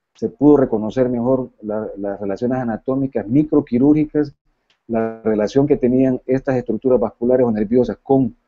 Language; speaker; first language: Spanish; native; Spanish